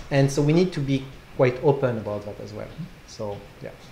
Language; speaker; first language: English; non-native, fluent; French